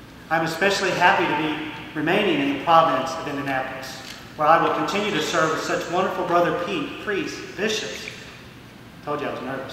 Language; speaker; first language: English; native; English